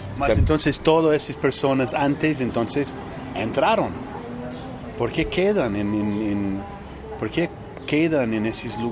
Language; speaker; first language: Spanish; non-native, fluent; Portuguese